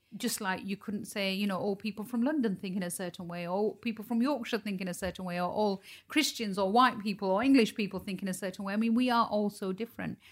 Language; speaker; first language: English; native; English